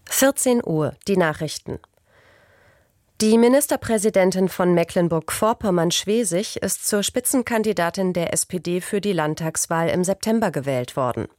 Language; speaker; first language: German; native; German